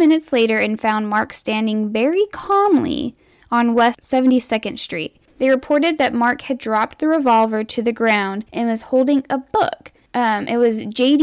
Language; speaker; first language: English; native; English